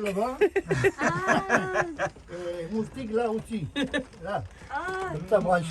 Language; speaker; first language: French; native; French